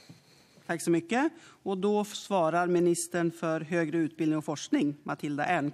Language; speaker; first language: Swedish; native; Swedish